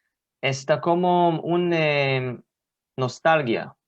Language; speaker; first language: Spanish; non-native, learner; Hebrew